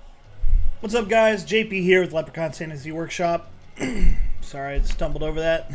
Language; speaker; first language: English; native; English